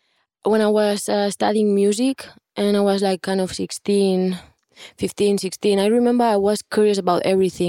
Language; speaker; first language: English; non-native, fluent; Spanish